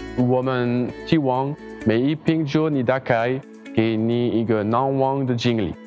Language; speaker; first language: Chinese; non-native, learner; French